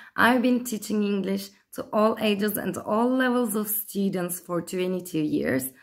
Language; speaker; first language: English; non-native, fluent; Turkish